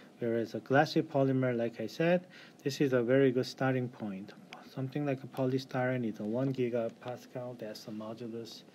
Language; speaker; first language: English; non-native, fluent; Korean